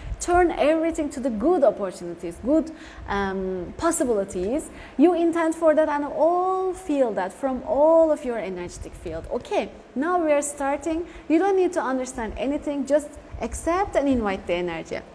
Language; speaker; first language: English; non-native, fluent; Turkish